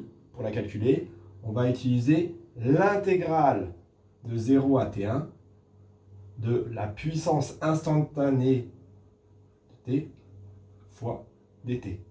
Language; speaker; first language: French; native; French